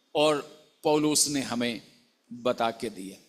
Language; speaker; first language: Hindi; non-native, local second language; Malayalam